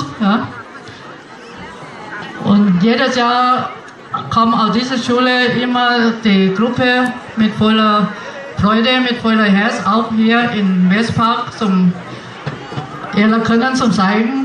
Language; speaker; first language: German; non-native, learner; Thai